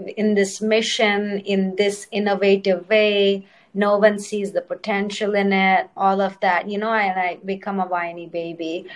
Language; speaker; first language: English; non-native, local second language; Telugu